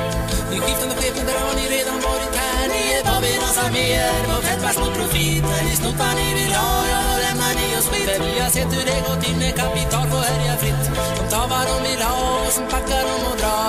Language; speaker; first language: Swedish; native; Swedish